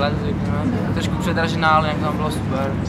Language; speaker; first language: Czech; native; Czech